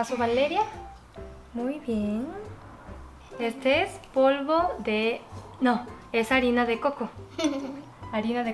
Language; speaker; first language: Spanish; non-native, fluent; Korean